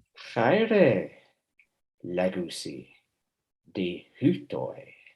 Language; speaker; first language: Greek; non-native, fluent; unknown